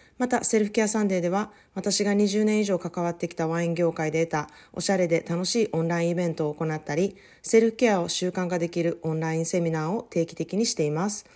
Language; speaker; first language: Japanese; early bilingual, heritage; Japanese